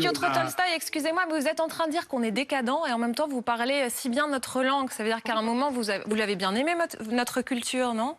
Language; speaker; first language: French; native; French